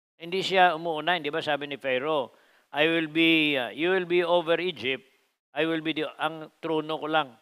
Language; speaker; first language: Filipino; non-native, local second language; Cebuano